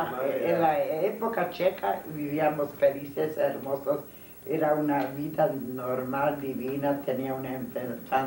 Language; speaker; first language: Spanish; non-native, fluent; Hungarian